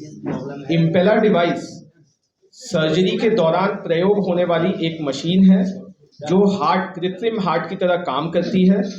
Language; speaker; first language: Hindi; native; Hindi